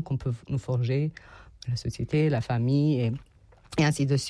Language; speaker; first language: French; non-native, fluent; Serbian